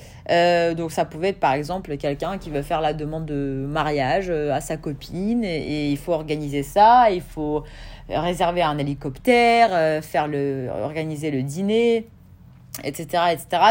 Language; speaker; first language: French; non-native, fluent; Russian